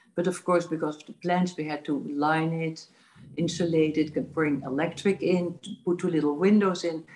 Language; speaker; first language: English; non-native, fluent; Dutch